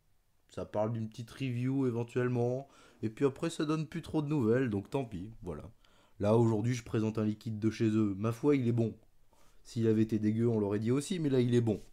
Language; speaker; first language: French; native; French